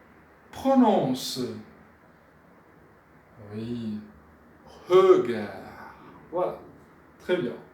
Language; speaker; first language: French; non-native, fluent; Portuguese